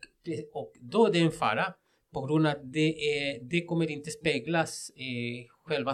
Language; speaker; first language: Swedish; non-native, fluent; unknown